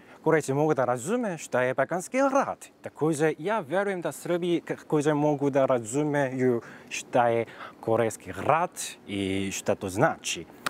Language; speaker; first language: Serbian; non-native, fluent; Korean